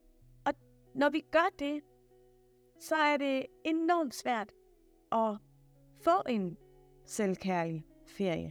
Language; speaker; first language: Danish; native; Danish